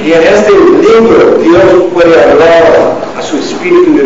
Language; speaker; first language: Spanish; non-native, learner; English